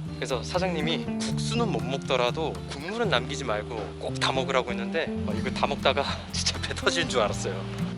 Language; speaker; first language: Korean; native; Korean